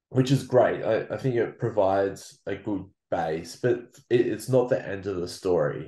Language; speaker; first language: English; native; English